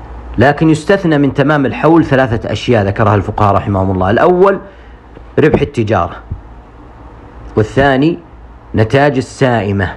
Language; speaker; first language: Arabic; native; Arabic